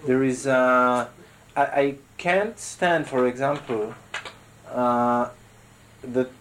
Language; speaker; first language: English; non-native, fluent; Hebrew